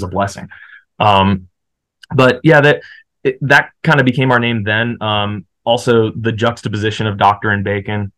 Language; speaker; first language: English; native; English